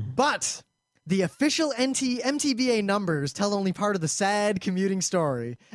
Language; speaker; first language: English; native; English